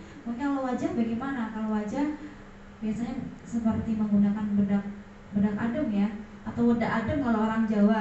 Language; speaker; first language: Indonesian; native; Indonesian